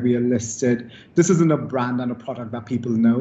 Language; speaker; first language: English; non-native, local second language; Hindi